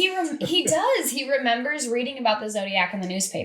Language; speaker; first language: English; native; English